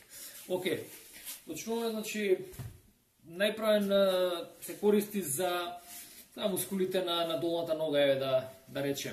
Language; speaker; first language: Macedonian; native; Macedonian